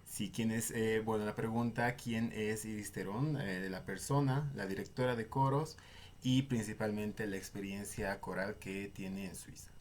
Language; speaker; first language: Spanish; non-native, local second language; French